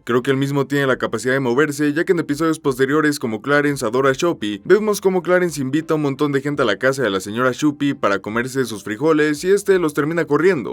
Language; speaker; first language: Spanish; native; Spanish